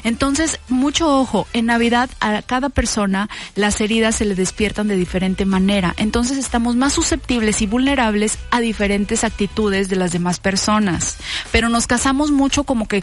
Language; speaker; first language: Spanish; native; Spanish